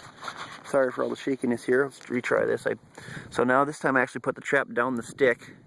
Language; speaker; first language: English; native; English